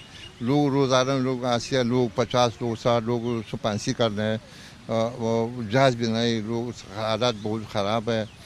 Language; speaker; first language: Hindi; non-native, learner; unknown